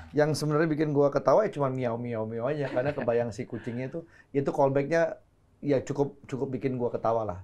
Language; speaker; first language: Indonesian; native; Indonesian